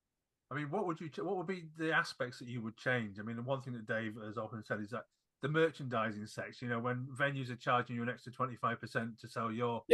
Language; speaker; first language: English; native; English